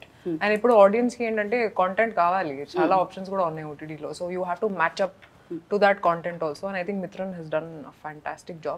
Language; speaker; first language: Telugu; non-native, fluent; Hindi